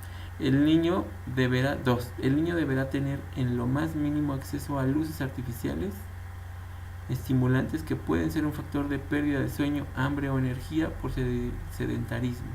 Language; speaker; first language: Spanish; native; Spanish